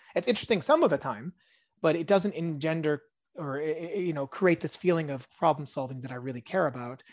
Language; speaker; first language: English; early bilingual, other home language; Hebrew